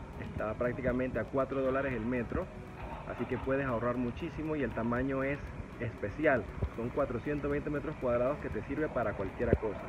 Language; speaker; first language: Spanish; native; Spanish